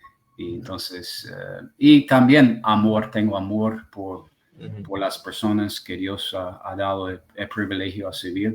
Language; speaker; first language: Spanish; non-native, fluent; English